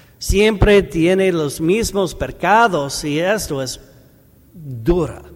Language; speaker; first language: Spanish; non-native, learner; English